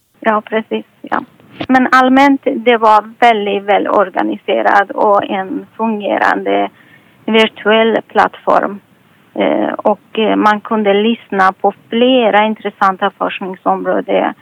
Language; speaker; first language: Swedish; non-native, fluent; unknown